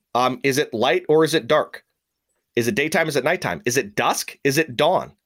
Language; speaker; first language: English; native; English